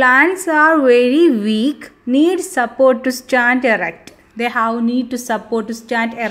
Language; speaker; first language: English; non-native, local second language; Malayalam